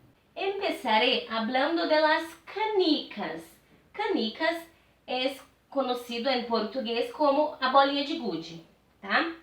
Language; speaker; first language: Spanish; non-native, fluent; Portuguese